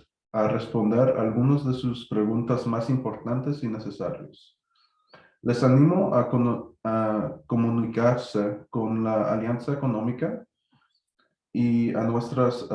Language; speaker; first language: Spanish; early bilingual, heritage; Spanish